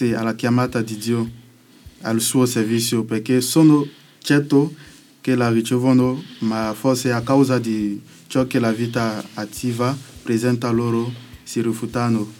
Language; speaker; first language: Italian; non-native, learner; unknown